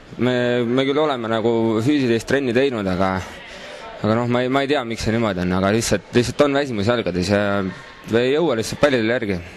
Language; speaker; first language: Estonian; native; Estonian